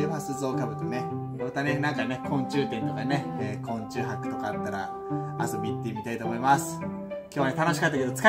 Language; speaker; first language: Japanese; native; Japanese